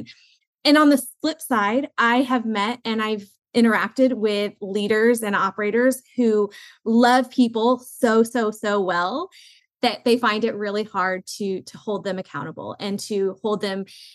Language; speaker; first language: English; native; English